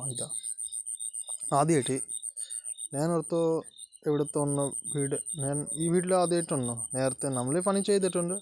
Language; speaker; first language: Malayalam; non-native, learner; Bangla